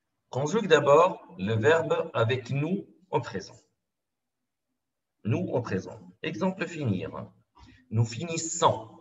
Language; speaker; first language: French; non-native, local second language; Arabic